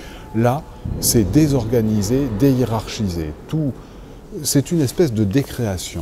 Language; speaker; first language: French; native; French